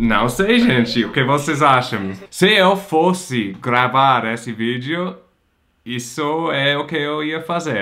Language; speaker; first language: Portuguese; non-native, fluent; English